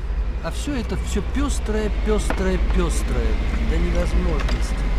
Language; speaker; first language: Russian; native; Russian